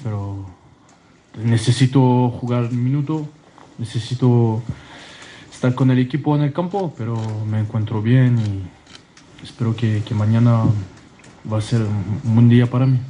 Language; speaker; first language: Spanish; non-native, fluent; French